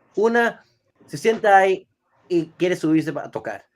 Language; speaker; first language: Spanish; early bilingual, other home language; English